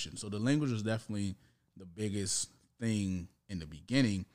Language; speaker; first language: English; early bilingual, other home language; Haitian Creole